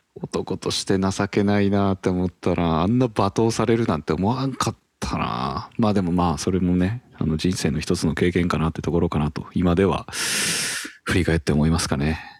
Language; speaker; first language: Japanese; native; Japanese